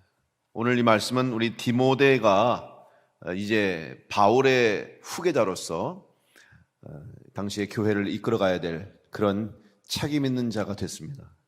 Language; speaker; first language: Korean; native; Korean